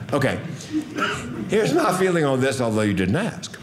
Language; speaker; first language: English; native; English